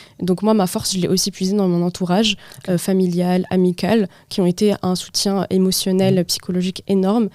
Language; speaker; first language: French; non-native, local second language; Arabic